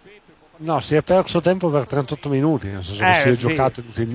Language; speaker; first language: Italian; native; Italian